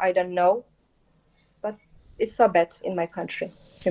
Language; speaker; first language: English; non-native, local second language; Turkish